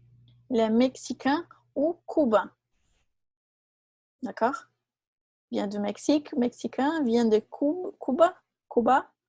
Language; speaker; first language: French; non-native, fluent; Portuguese